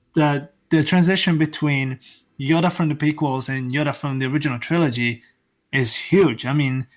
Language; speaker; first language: English; non-native, fluent; Italian